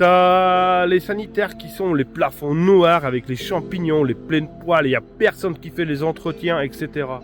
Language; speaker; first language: French; non-native, fluent; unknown